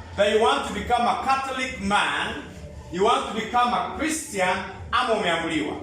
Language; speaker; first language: English; non-native, local second language; Swahili